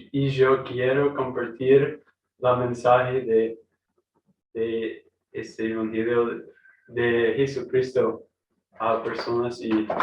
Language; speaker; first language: Spanish; non-native, learner; English